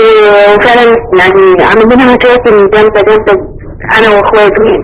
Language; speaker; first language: Arabic; native; Arabic